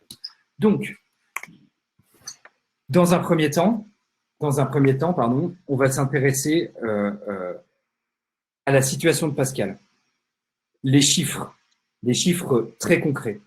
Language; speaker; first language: French; native; French